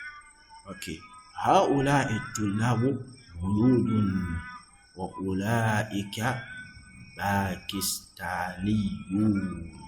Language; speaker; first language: Arabic; non-native, fluent; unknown